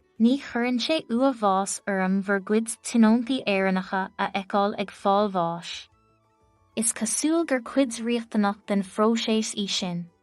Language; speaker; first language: Irish; native; Irish